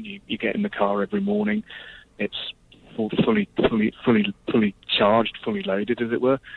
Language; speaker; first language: English; native; English